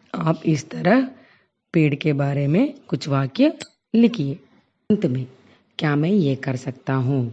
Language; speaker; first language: Hindi; non-native, local second language; Telugu